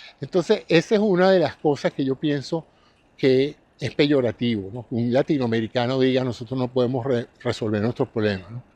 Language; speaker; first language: Spanish; native; Spanish